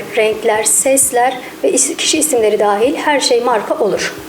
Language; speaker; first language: Turkish; native; Turkish